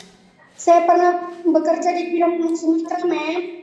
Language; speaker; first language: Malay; non-native, fluent; Indonesian